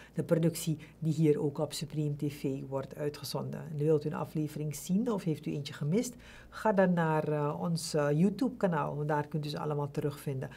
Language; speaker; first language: Dutch; native; Dutch